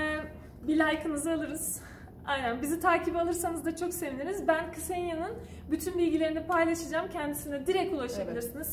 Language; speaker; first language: Turkish; native; Turkish